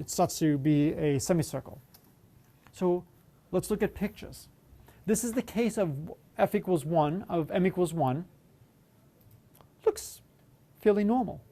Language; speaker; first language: English; native; English